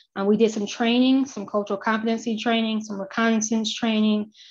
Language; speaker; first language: English; native; English